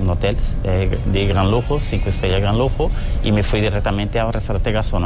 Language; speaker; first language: Spanish; non-native, fluent; Portuguese